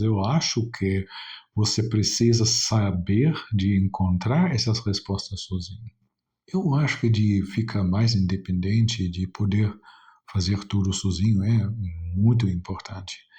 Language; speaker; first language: Portuguese; non-native, fluent; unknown